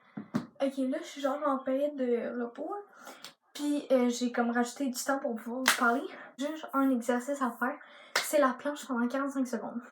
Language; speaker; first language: French; native; French